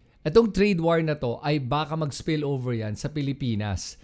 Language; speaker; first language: Filipino; native; Filipino